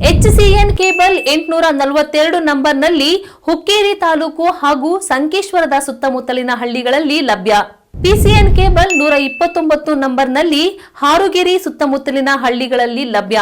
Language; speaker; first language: Kannada; native; Kannada